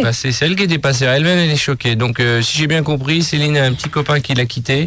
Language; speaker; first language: French; native; French